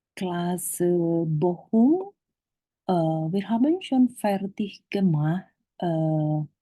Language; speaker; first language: German; non-native, learner; Indonesian